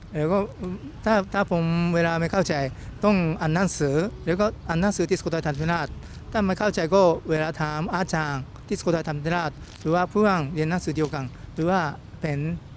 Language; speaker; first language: Thai; non-native, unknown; Japanese